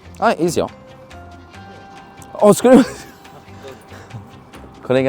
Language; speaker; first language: Japanese; early bilingual, heritage; English